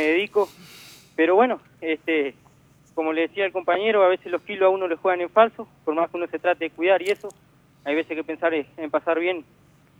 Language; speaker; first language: Spanish; native; Spanish